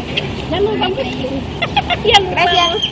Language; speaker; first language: Spanish; native; Spanish